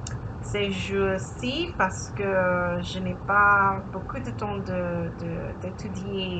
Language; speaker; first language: French; non-native, learner; English